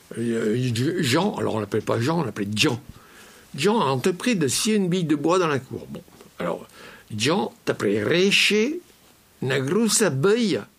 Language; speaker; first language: French; native; French